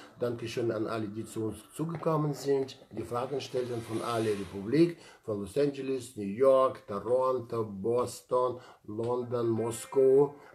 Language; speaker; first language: German; non-native, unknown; Russian